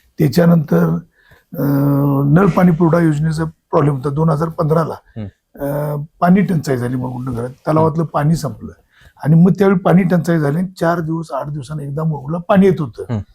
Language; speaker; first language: Marathi; native; Marathi